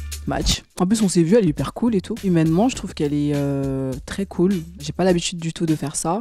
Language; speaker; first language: French; native; French